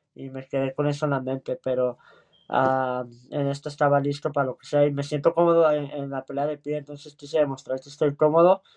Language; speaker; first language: Spanish; early bilingual, heritage; Spanish